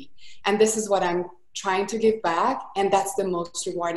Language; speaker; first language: English; non-native, fluent; Hungarian